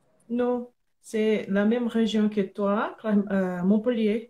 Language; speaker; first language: French; non-native, learner; Portuguese